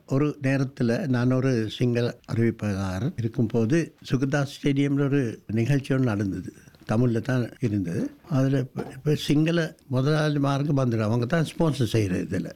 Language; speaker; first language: Tamil; non-native, local second language; Sinhala